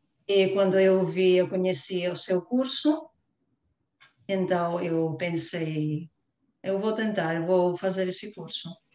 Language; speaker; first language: Portuguese; non-native, fluent; Spanish